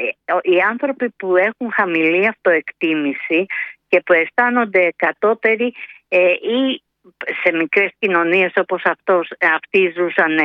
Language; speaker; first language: Greek; native; Greek